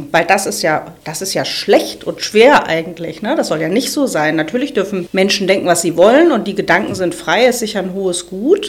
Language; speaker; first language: German; native; German